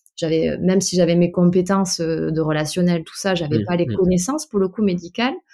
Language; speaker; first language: French; native; French